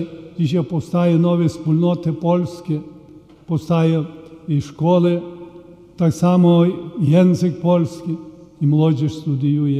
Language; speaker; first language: Polish; early bilingual, heritage; Polish